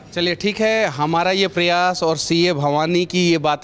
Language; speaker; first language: Hindi; native; Hindi